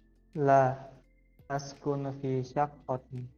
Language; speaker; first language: Arabic; non-native, learner; Indonesian